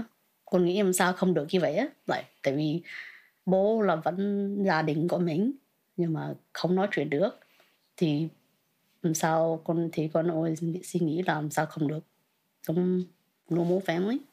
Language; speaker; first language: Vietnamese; early bilingual, heritage; Vietnamese